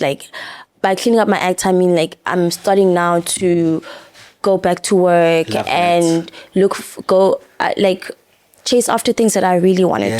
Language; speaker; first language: English; non-native, local second language; Zulu